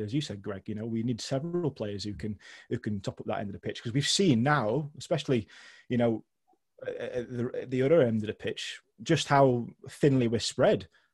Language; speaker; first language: English; native; English